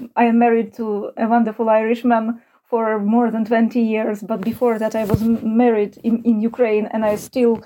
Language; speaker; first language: English; non-native, fluent; Ukrainian